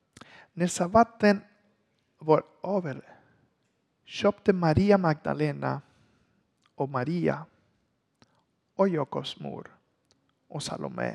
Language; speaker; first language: Swedish; non-native, learner; Spanish